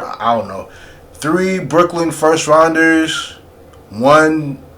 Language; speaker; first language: English; native; English